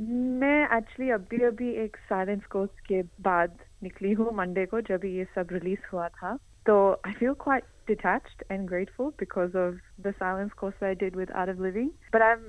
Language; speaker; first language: Hindi; early bilingual, heritage; Hindi